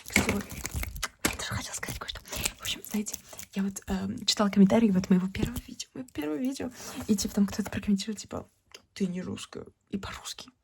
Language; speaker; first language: Russian; early bilingual, heritage; Russian